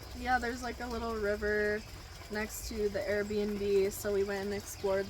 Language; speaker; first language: English; native; English